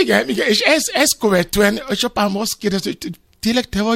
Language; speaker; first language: Hungarian; non-native, fluent; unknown